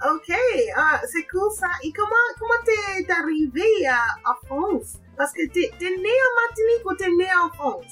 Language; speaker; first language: French; non-native, learner; English